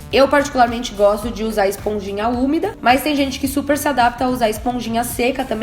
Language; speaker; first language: Portuguese; native; Portuguese